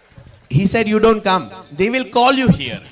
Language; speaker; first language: English; non-native, local second language; Gujarati